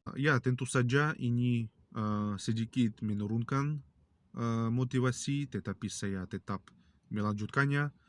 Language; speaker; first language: Indonesian; non-native, learner; Russian